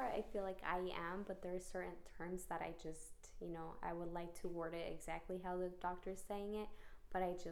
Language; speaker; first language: English; early bilingual, other home language; Spanish